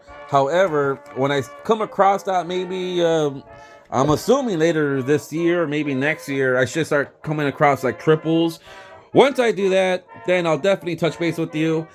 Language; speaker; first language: English; native; English